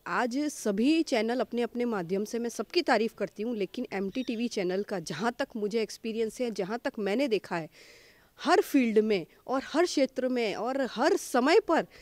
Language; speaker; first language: Hindi; native; Hindi